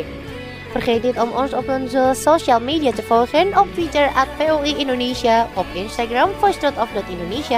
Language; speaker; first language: Dutch; non-native, fluent; Indonesian